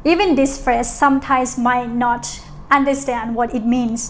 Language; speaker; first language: English; non-native, fluent; Thai